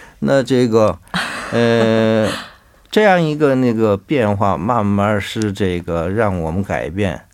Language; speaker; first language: Chinese; non-native, fluent; Korean